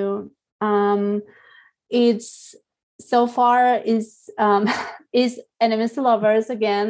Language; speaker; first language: English; non-native, fluent; Spanish